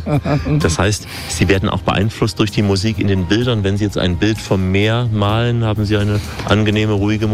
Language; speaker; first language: German; native; German